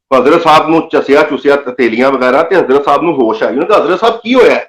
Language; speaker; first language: Urdu; non-native, local second language; Punjabi